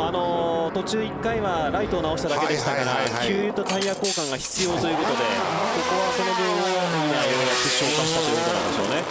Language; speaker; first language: Japanese; native; Japanese